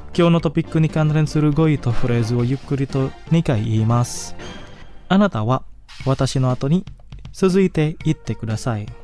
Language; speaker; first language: Japanese; non-native, fluent; Indonesian